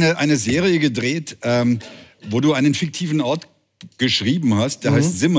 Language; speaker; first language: German; native; German